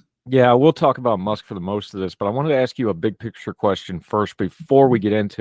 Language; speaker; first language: English; native; English